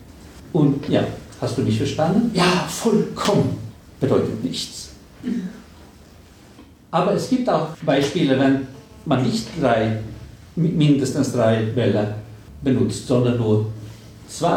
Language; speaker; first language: German; non-native, fluent; Swedish